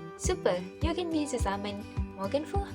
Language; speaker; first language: German; non-native, learner; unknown